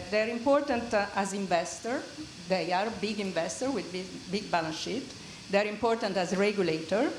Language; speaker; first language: English; non-native, fluent; German